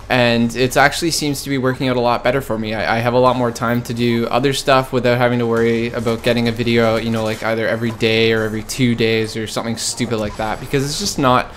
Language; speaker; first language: English; native; English